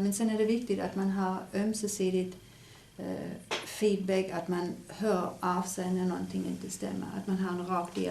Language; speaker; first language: Swedish; native; Swedish